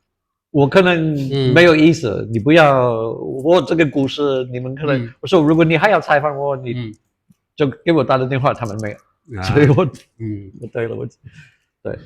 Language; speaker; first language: Chinese; non-native, fluent; English